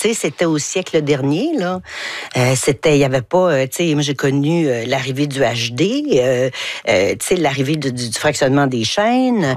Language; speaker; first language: French; native; French